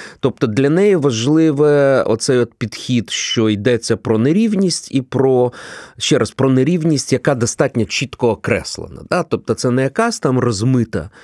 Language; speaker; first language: Ukrainian; non-native, local second language; Russian